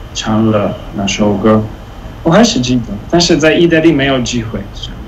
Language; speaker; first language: Chinese; non-native, fluent; Italian